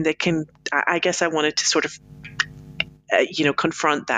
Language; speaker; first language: English; native; English